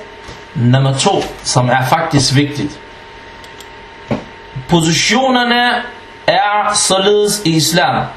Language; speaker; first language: Danish; non-native, fluent; Arabic